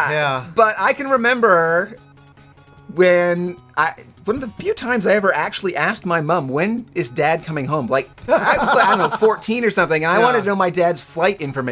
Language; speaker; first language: English; native; English